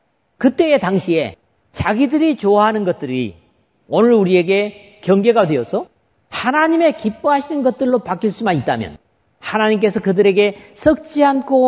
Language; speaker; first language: Korean; native; Korean